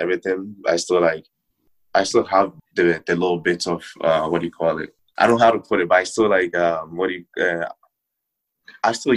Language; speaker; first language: English; non-native, local second language; Ewe